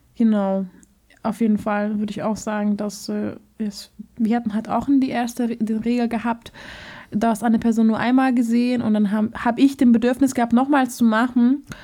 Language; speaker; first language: German; non-native, fluent; Hungarian